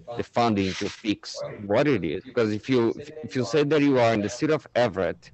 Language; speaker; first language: English; non-native, fluent; Portuguese